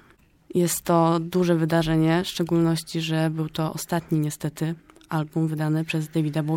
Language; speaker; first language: Polish; native; Polish